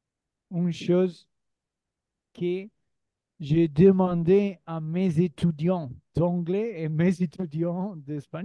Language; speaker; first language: French; non-native, learner; Spanish